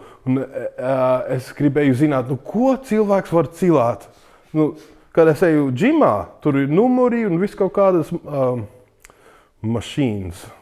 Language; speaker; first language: Latvian; early bilingual, heritage; English